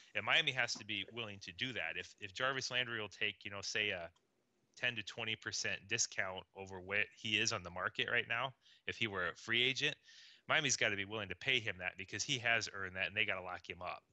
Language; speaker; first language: English; native; English